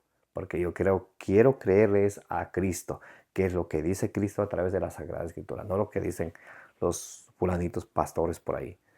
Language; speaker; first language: Spanish; native; Spanish